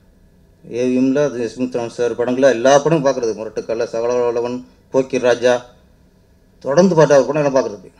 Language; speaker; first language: Tamil; native; Tamil